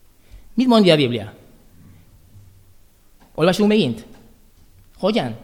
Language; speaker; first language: Hungarian; non-native, learner; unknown